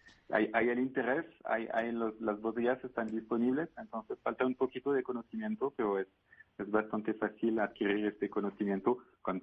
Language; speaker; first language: Spanish; non-native, fluent; French